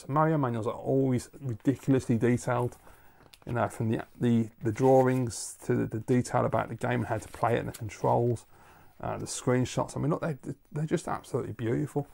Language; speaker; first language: English; native; English